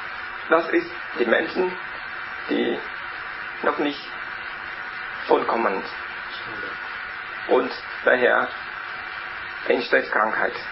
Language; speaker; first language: German; non-native, learner; Vietnamese